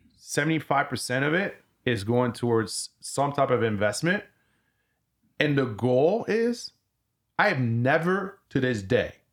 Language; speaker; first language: English; early bilingual, other home language; French